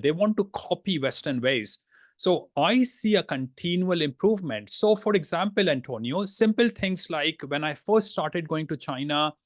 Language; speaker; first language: English; non-native, fluent; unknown